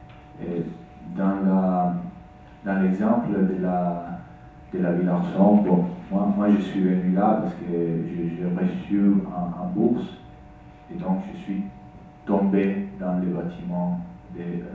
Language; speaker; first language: French; non-native, fluent; Italian